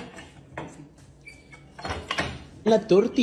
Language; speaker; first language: Spanish; native; Spanish